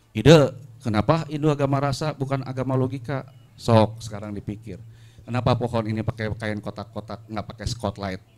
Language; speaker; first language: Indonesian; non-native, local second language; Sundanese